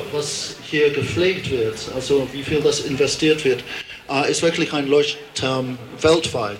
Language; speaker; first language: German; non-native, fluent; English